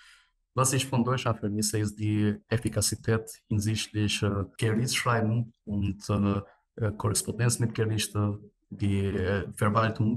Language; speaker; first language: German; non-native, fluent; Albanian